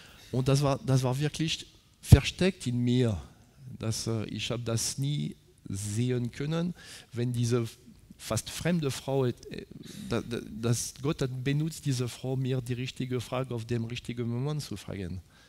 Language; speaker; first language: German; non-native, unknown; French